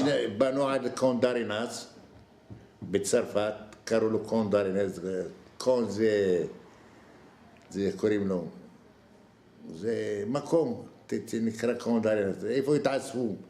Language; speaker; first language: Hebrew; non-native, fluent; Arabic